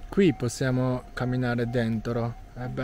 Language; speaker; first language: Italian; non-native, learner; Japanese